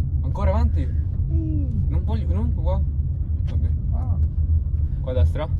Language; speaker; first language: Italian; early bilingual, other home language; Filipino